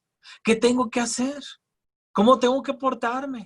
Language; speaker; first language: Spanish; native; Spanish